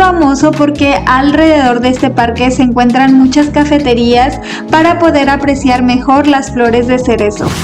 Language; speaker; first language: Spanish; native; Spanish